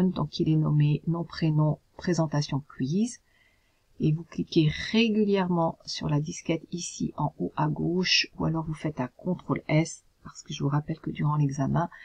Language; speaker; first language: French; native; French